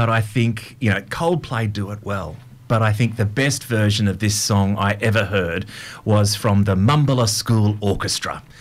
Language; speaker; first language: English; native; English